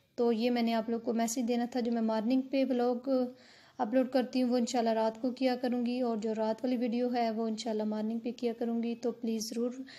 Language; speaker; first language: Urdu; native; Urdu